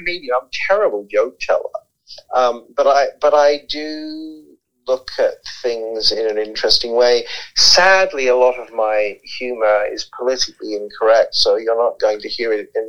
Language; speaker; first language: English; native; English